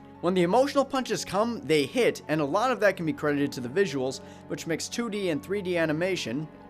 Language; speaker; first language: English; native; English